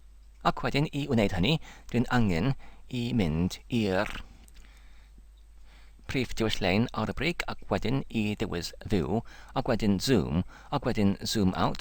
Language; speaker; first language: Welsh; non-native, learner; English